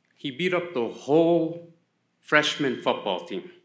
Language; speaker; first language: English; native; English